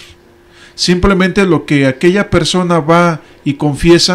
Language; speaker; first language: Spanish; native; Spanish